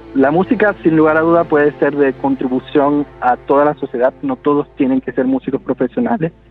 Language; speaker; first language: Spanish; native; Spanish